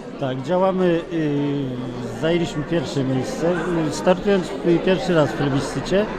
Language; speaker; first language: Polish; native; Polish